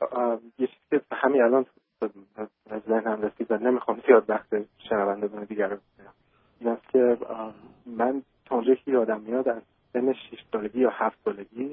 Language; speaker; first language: Persian; early bilingual, heritage; Persian